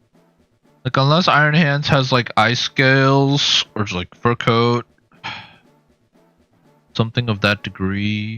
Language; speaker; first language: English; native; English